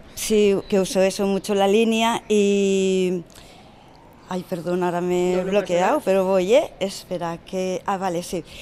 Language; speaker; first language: Spanish; native; Spanish